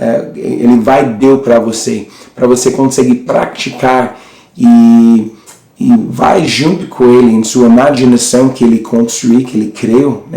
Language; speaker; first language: Portuguese; non-native, learner; English